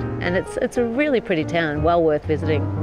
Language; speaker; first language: English; native; English